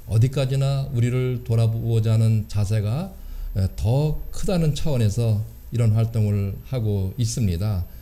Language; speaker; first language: Korean; native; Korean